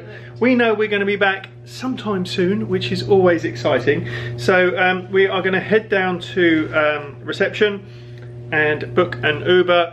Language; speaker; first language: English; native; English